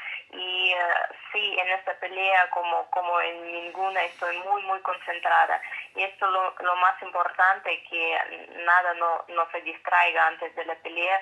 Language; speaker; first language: Spanish; non-native, fluent; Russian